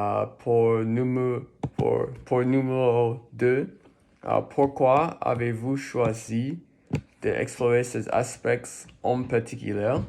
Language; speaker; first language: French; non-native, learner; English